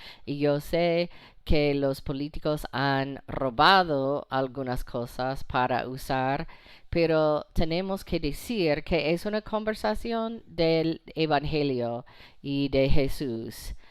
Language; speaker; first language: Spanish; non-native, fluent; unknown